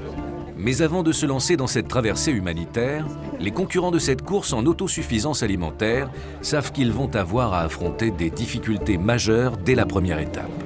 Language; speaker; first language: French; native; French